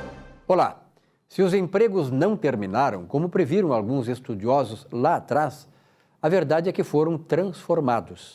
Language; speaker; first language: Portuguese; native; Portuguese